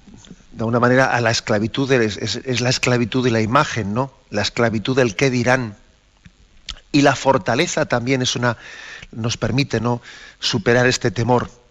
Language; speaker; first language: Spanish; native; Spanish